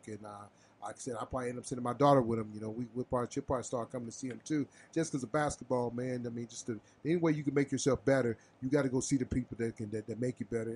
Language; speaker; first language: English; native; English